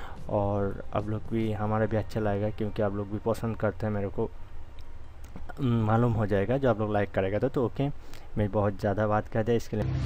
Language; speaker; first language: Hindi; non-native, local second language; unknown